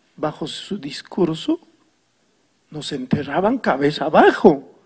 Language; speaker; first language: Spanish; non-native, local second language; Quechua